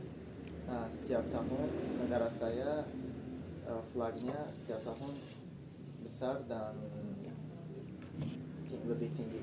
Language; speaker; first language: Indonesian; non-native, learner; Tajik